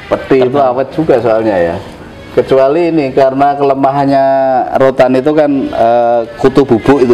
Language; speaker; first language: Indonesian; native; Indonesian